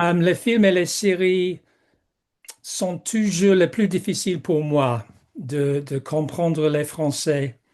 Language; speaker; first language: French; non-native, fluent; English